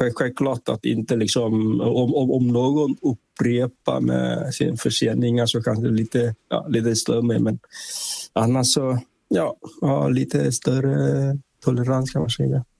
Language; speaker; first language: Swedish; non-native, fluent; Vietnamese